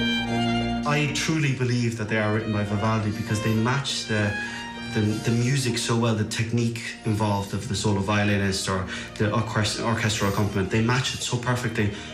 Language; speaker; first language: English; native; English